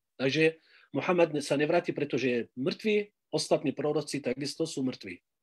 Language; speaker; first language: Slovak; non-native, fluent; Arabic